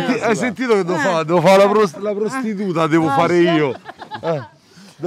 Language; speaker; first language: Italian; native; Italian